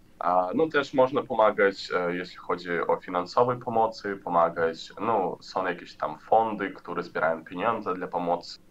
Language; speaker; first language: Polish; non-native, learner; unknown